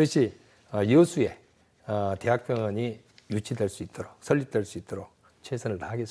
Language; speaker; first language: Korean; native; Korean